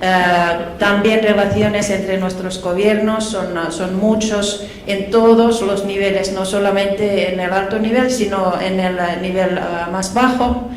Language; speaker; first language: Spanish; non-native, fluent; Finnish